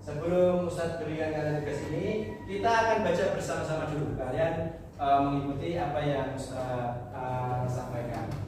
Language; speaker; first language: Indonesian; native; Indonesian